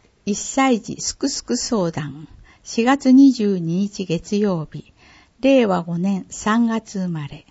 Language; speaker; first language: Japanese; native; Japanese